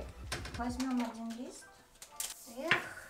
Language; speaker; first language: Russian; native; Russian